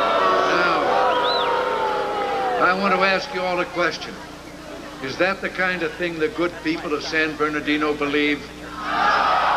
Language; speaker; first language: English; native; English